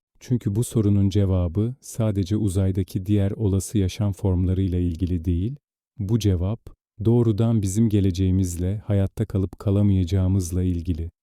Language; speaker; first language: Turkish; native; Turkish